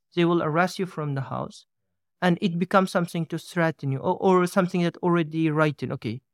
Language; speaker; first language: English; non-native, fluent; Uyghur